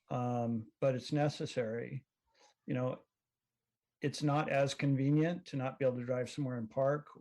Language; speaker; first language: English; native; English